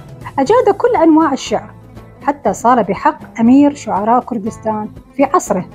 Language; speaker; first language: Arabic; non-native, local second language; Kurdish